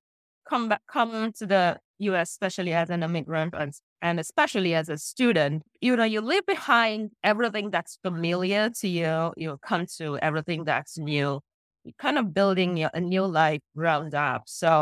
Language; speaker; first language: English; non-native, local second language; Sinhala